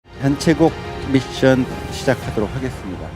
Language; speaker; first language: Korean; native; Korean